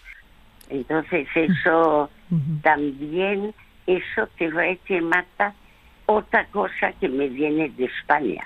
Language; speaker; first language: Spanish; early bilingual, other home language; French